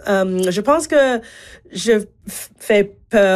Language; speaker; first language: French; non-native, learner; English